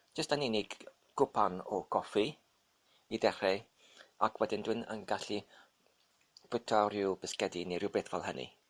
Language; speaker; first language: Welsh; non-native, local second language; English